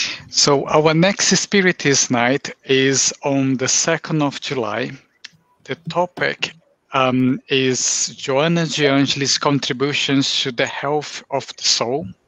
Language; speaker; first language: English; non-native, fluent; Portuguese